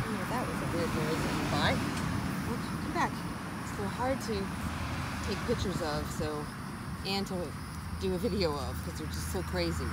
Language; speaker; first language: English; native; English